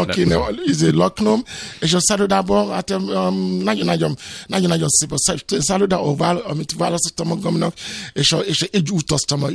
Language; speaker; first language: Hungarian; non-native, fluent; Yoruba